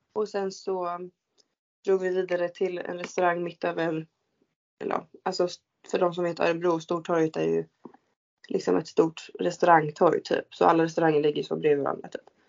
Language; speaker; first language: Swedish; native; Swedish